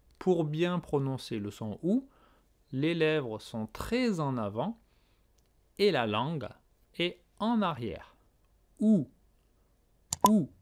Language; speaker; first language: French; native; French